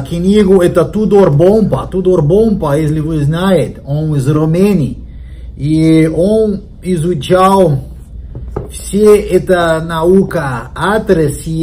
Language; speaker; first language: Russian; non-native, learner; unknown